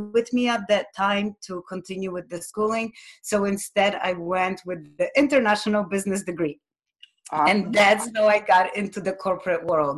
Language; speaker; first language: English; non-native, fluent; Polish